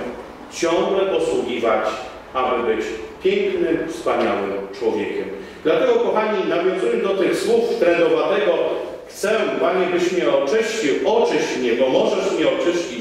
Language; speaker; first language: Polish; native; Polish